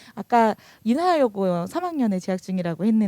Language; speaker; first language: Korean; native; Korean